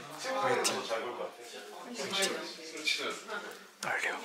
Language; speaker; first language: Korean; non-native, fluent; Chinese